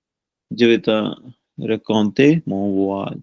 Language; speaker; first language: French; non-native, learner; Punjabi